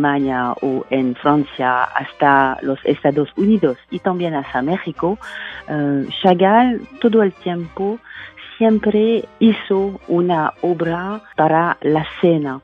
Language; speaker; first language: Spanish; non-native, fluent; French